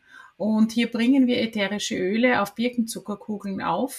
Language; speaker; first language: German; native; German